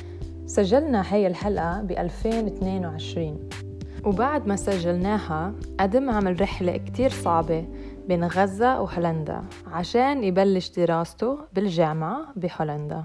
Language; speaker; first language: Arabic; non-native, fluent; English